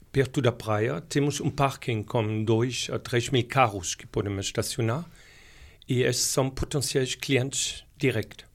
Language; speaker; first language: Portuguese; non-native, fluent; German